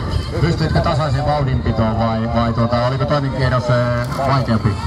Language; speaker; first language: Finnish; native; Finnish